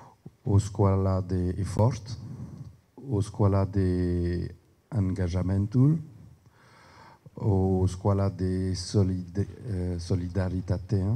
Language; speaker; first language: Romanian; non-native, learner; French